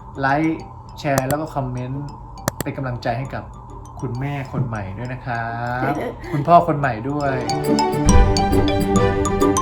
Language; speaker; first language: Thai; native; Thai